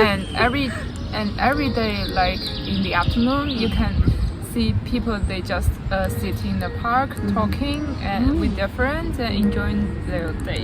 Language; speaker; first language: English; non-native, fluent; Chinese